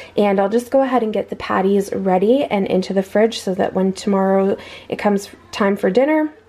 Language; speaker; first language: English; native; English